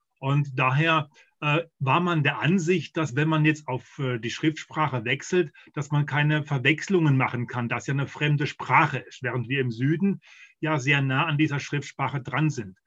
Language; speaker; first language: German; native; German